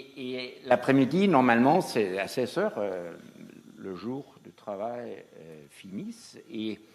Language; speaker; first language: French; non-native, fluent; Danish